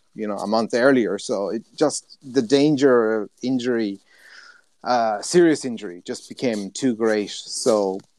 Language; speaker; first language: English; native; English